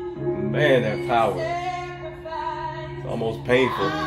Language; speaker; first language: English; native; English